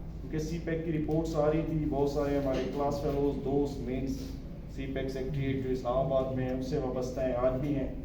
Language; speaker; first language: Urdu; non-native, local second language; Saraiki